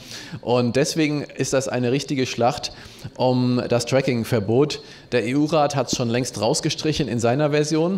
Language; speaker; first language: German; native; German